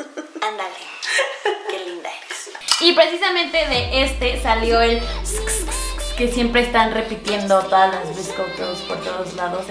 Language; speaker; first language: Spanish; native; Spanish